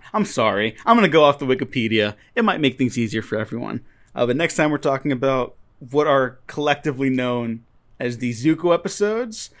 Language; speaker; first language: English; early bilingual, other home language; Spanish